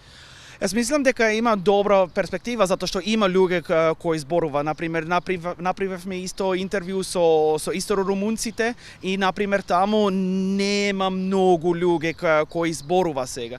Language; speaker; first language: Macedonian; non-native, learner; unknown